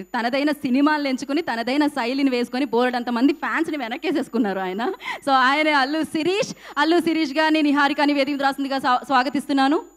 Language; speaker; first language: Telugu; native; Telugu